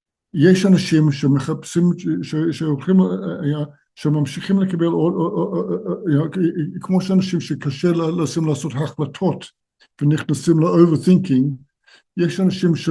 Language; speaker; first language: Hebrew; non-native, fluent; English